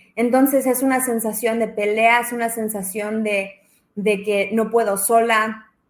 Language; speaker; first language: Spanish; early bilingual, heritage; Spanish